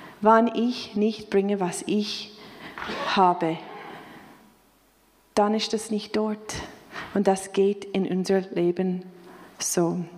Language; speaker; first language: German; non-native, fluent; English